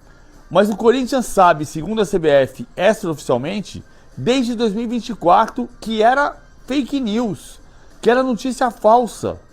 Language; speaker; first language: Portuguese; native; Portuguese